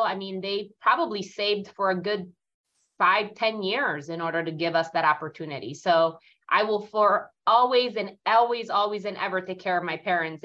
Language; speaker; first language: English; non-native, fluent; Italian